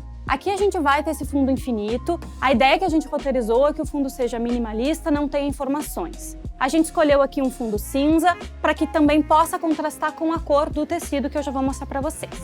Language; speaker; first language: Portuguese; native; Portuguese